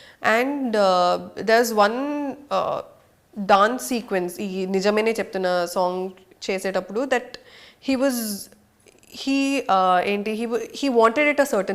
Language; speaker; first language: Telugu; non-native, fluent; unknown